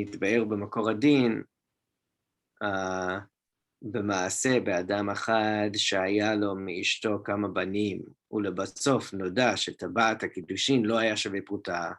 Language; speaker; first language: Hebrew; non-native, fluent; English